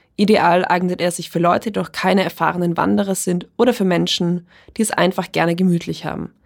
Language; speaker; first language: German; early bilingual, other home language; Polish